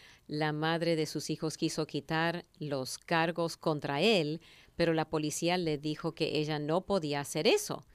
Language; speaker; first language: Spanish; native; Spanish